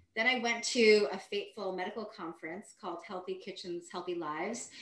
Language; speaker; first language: English; native; English